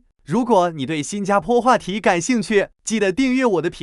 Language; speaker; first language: Chinese; native; Chinese